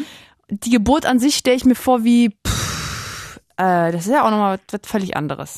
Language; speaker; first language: German; native; German